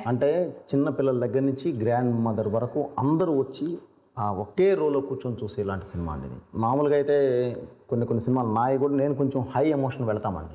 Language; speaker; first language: Telugu; native; Telugu